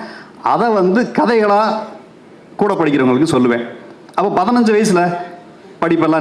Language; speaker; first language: Tamil; native; Tamil